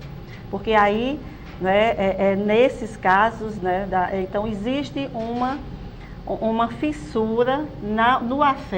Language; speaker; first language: Portuguese; native; Portuguese